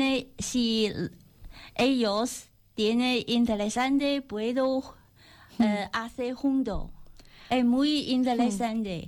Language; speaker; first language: Spanish; non-native, learner; Chinese